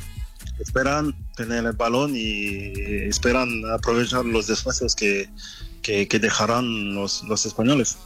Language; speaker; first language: Spanish; non-native, learner; French